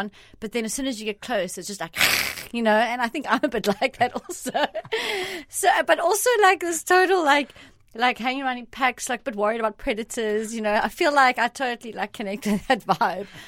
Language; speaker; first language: English; non-native, local second language; Italian